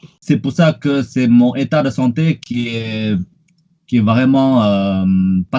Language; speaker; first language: French; non-native, fluent; Chinese